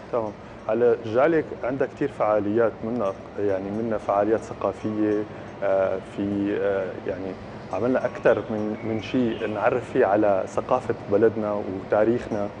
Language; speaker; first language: Arabic; native; Arabic